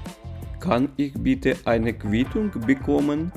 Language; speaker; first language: German; non-native, fluent; Russian